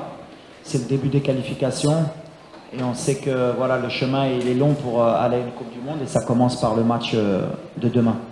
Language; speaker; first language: French; non-native, local second language; Arabic